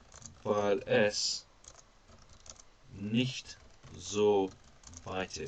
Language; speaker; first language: German; non-native, fluent; English